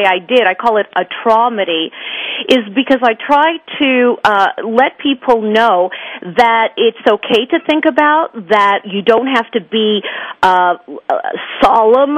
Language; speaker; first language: English; native; English